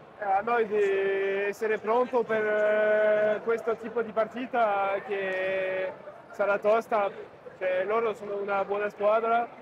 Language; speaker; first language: Italian; non-native, fluent; French